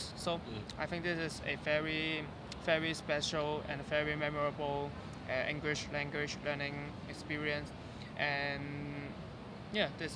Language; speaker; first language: English; non-native, learner; Cantonese